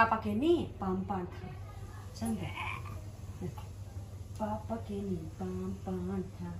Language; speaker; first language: Chinese; non-native, learner; Nepali